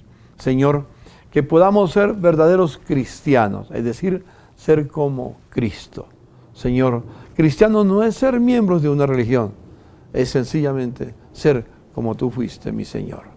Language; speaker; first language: Spanish; native; Spanish